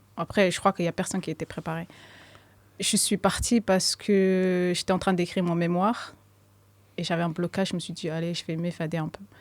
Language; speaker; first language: French; non-native, fluent; Somali